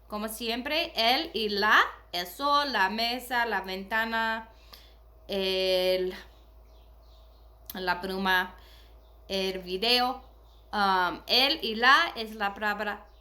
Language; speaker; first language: Spanish; non-native, learner; English